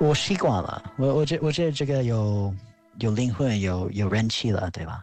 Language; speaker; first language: Chinese; non-native, fluent; English